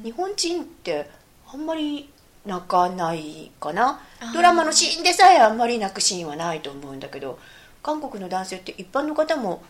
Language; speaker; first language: Japanese; native; Japanese